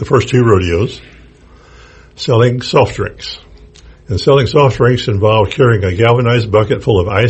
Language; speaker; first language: English; native; English